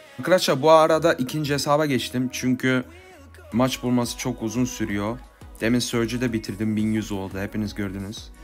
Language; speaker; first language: Turkish; early bilingual, heritage; Turkish